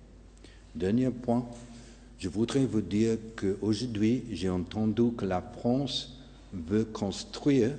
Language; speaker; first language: French; non-native, fluent; English